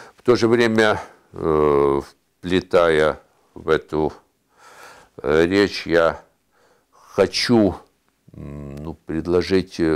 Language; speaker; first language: Russian; native; Russian